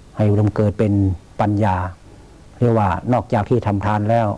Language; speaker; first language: Thai; native; Thai